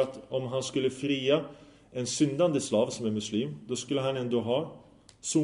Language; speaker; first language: Swedish; early bilingual, other home language; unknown